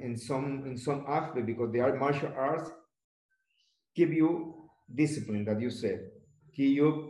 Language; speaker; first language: English; non-native, learner; Spanish